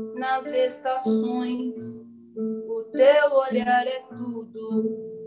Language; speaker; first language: Portuguese; native; Portuguese